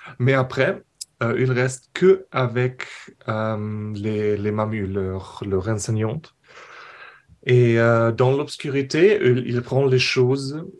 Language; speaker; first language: French; non-native, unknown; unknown